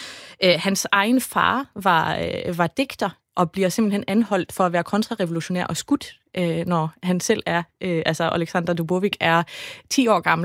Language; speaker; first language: Danish; native; Danish